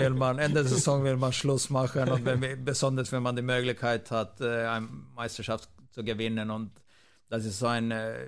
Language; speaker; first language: German; non-native, fluent; Swedish